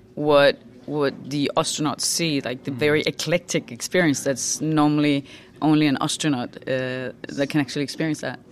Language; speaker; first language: English; non-native, fluent; Danish